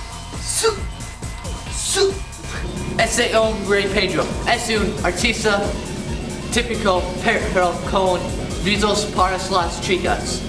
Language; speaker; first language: Spanish; non-native, learner; English